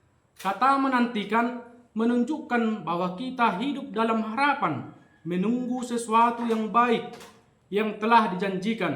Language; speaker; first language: Indonesian; native; Indonesian